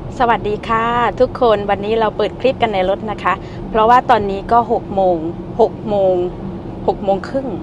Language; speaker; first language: Thai; native; Thai